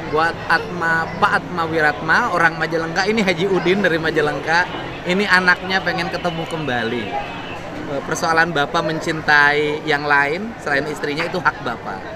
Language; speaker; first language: Indonesian; non-native, local second language; Sundanese